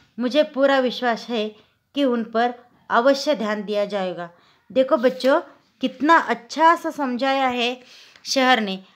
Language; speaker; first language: Hindi; non-native, local second language; Marathi